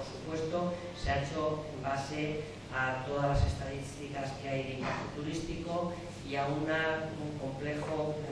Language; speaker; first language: Spanish; native; Spanish